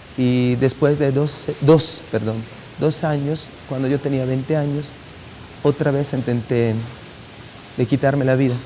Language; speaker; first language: Spanish; non-native, fluent; Italian